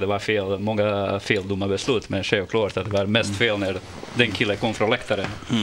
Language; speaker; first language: Swedish; non-native, fluent; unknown